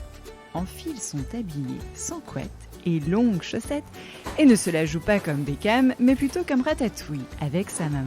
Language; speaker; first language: French; native; French